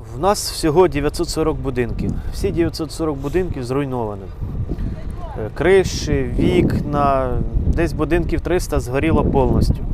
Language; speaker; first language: Ukrainian; native; Ukrainian